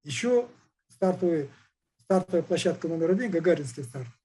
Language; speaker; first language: Russian; non-native, local second language; Kazakh